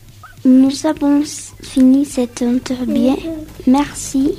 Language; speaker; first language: French; non-native, learner; Spanish